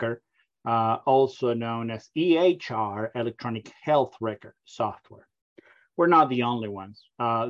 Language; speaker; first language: English; non-native, fluent; Spanish